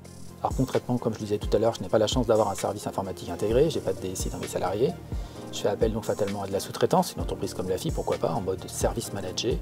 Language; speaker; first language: French; native; French